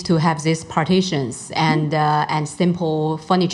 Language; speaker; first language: English; non-native, fluent; Chinese